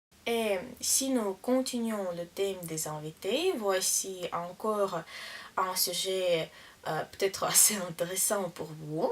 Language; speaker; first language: French; non-native, learner; Russian